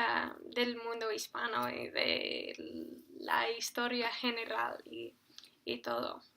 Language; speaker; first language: Spanish; non-native, fluent; English